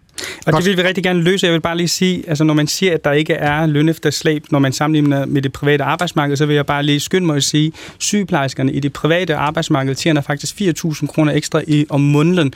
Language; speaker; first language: Danish; non-native, fluent; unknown